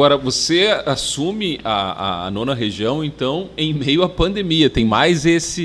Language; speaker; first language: Portuguese; native; Portuguese